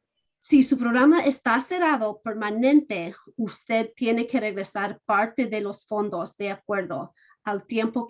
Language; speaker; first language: Spanish; non-native, fluent; English